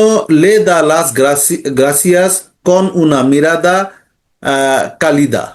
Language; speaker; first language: Spanish; non-native, learner; Bangla